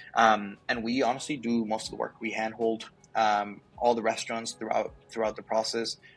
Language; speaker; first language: English; early bilingual, other home language; Spanish